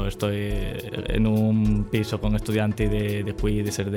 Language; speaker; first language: Italian; non-native, learner; Spanish